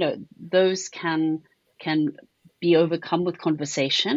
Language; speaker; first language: English; native; English